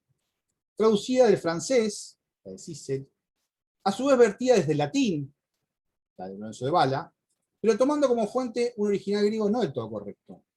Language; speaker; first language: Spanish; native; Spanish